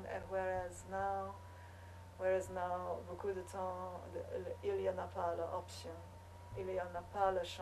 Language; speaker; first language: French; non-native, learner; English